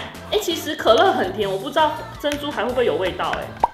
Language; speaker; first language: Chinese; native; Chinese